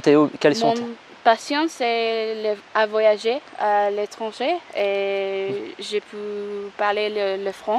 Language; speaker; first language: French; non-native, learner; English